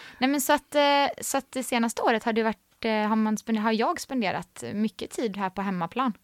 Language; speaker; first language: Swedish; native; Swedish